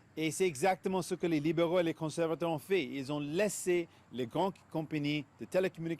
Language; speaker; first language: French; non-native, local second language; English